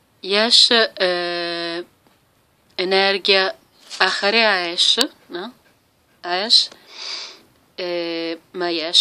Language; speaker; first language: Hebrew; non-native, learner; Italian